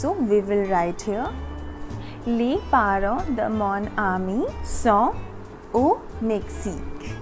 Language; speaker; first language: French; non-native, fluent; Hindi